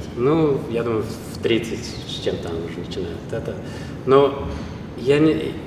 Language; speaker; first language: Russian; native; Russian